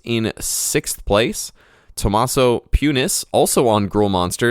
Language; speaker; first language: English; native; English